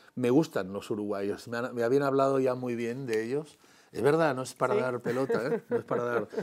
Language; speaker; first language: Spanish; non-native, local second language; Catalan